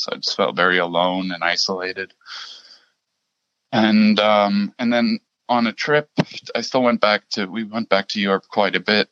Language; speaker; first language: English; early bilingual, other home language; German